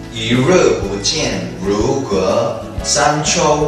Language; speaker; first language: Chinese; non-native, learner; Korean